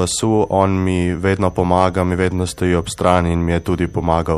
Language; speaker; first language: Slovenian; native; Slovenian